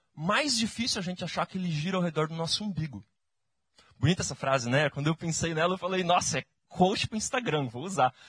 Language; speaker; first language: Portuguese; native; Portuguese